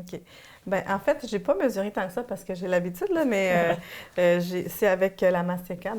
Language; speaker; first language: French; non-native, fluent; Spanish